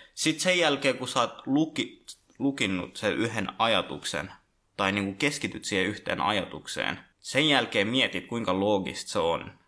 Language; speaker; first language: Finnish; early bilingual, other home language; Bangla